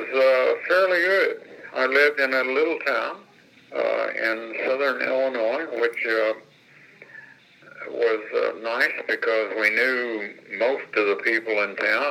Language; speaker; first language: English; native; English